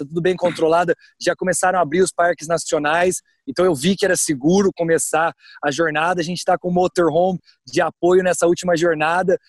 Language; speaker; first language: Portuguese; early bilingual, heritage; Portuguese